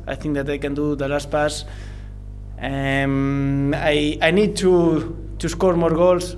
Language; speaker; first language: English; non-native, learner; Spanish